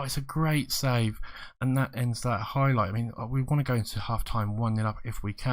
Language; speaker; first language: English; native; English